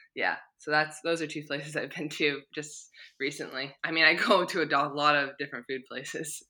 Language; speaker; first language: English; native; English